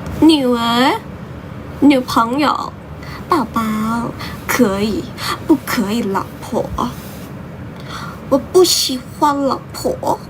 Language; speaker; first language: Chinese; non-native, learner; Thai